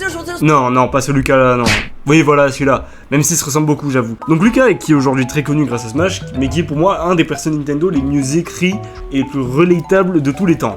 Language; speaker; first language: French; native; French